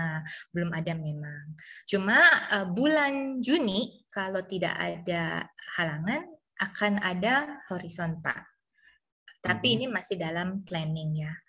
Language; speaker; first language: Indonesian; native; Indonesian